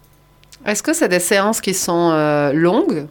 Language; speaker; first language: French; native; French